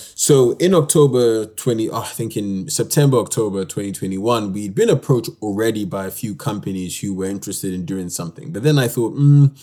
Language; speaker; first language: English; native; English